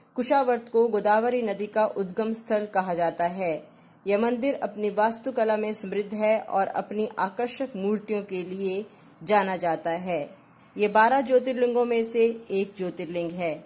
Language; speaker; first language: Hindi; non-native, local second language; Marathi